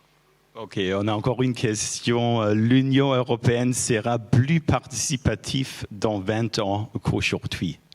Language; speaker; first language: French; non-native, fluent; German